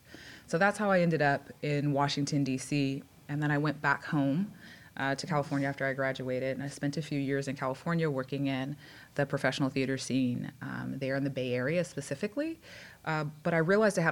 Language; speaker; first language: English; native; English